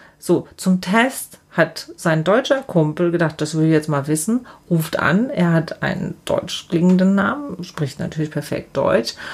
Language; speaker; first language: German; native; German